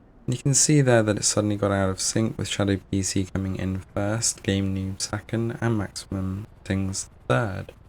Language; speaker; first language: English; native; English